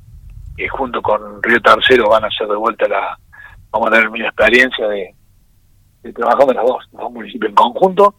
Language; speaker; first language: Spanish; native; Spanish